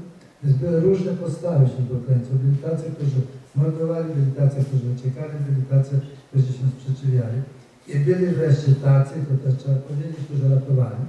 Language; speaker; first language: Polish; native; Polish